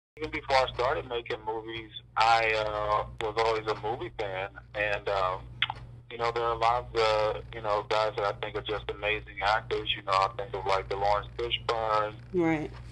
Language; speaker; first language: English; native; English